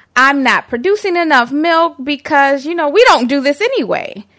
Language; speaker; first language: English; native; English